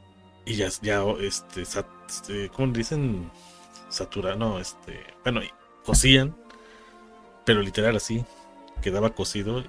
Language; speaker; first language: Spanish; native; Spanish